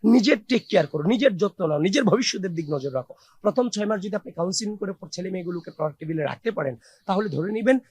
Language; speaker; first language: Bangla; native; Bangla